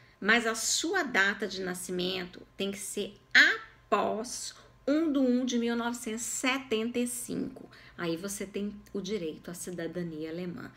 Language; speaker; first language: Portuguese; native; Portuguese